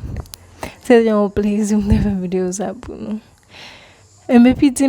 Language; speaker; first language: French; non-native, learner; Haitian Creole